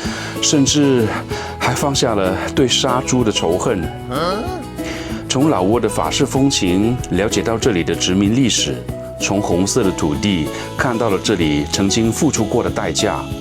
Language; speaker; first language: Chinese; native; Chinese